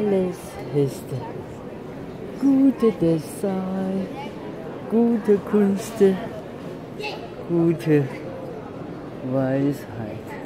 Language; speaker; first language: German; non-native, learner; Chinese